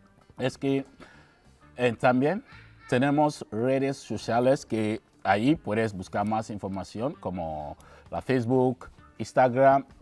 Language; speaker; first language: Spanish; non-native, learner; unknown